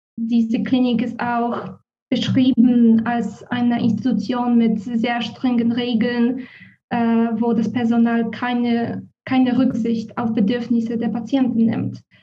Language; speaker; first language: German; non-native, fluent; Polish